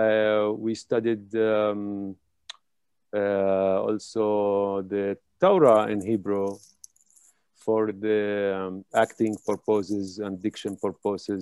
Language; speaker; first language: English; non-native, fluent; Hebrew